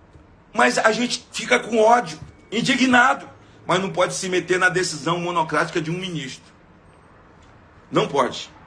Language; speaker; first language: Portuguese; native; Portuguese